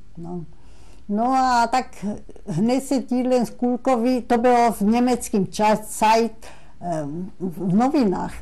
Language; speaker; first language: Czech; non-native, local second language; German